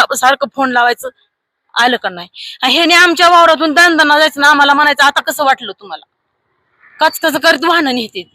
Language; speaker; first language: Marathi; native; Marathi